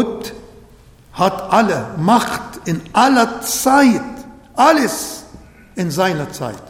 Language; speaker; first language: German; non-native, fluent; Arabic